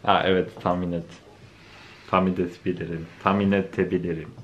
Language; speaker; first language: Turkish; non-native, learner; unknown